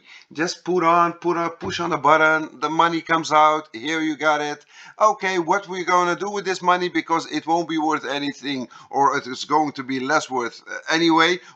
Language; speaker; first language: English; non-native, fluent; Dutch